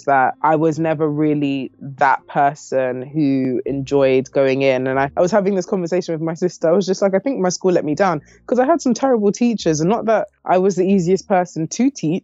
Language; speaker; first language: English; native; English